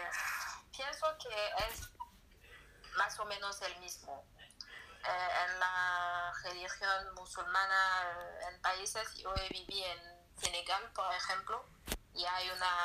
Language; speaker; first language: Spanish; non-native, learner; French